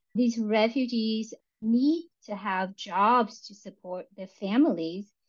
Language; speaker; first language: English; early bilingual, other home language; Vietnamese